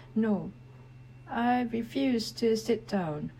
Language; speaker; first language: English; non-native, learner; Japanese